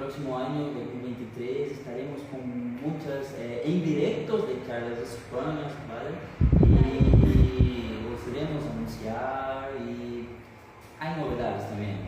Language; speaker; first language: Spanish; non-native, fluent; Portuguese